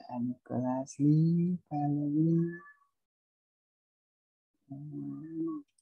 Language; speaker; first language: English; non-native, fluent; Indonesian